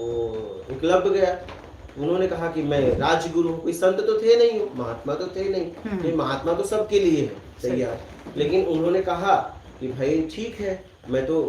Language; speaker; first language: Hindi; native; Hindi